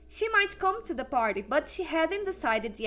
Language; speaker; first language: English; non-native, fluent; Portuguese